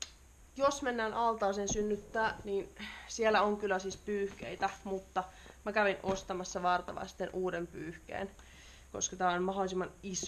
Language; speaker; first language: Finnish; native; Finnish